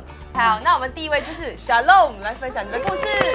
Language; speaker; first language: Chinese; native; Chinese